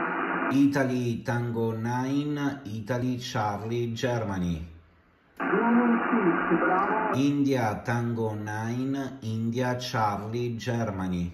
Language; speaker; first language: English; non-native, learner; Italian